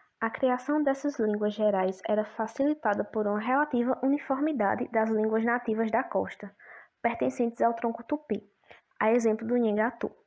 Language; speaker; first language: Portuguese; native; Portuguese